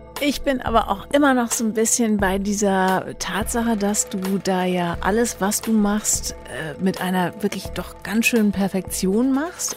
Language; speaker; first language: German; native; German